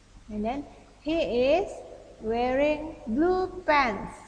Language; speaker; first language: English; non-native, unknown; Indonesian